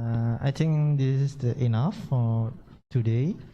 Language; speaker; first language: English; non-native, learner; Indonesian